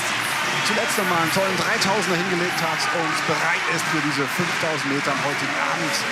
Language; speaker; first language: German; native; German